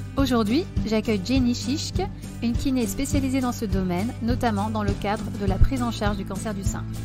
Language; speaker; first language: French; native; French